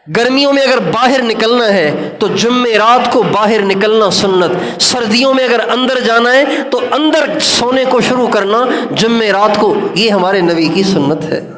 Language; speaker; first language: Urdu; non-native, local second language; Sindhi